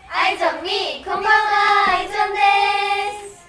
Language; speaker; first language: Japanese; native; Japanese